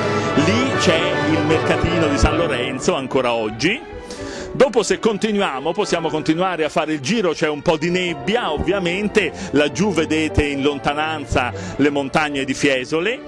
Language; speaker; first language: Italian; native; Italian